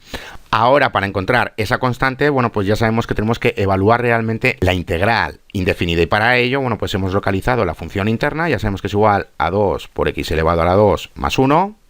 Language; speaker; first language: Spanish; native; Spanish